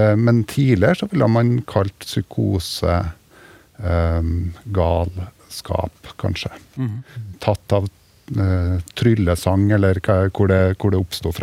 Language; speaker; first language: Norwegian; native; Norwegian